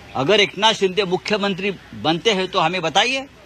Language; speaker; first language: Hindi; non-native, local second language; Marathi